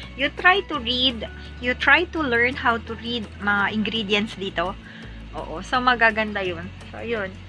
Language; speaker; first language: Filipino; non-native, local second language; Chavacano